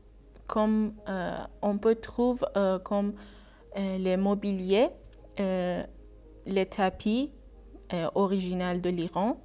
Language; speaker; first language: French; non-native, learner; Persian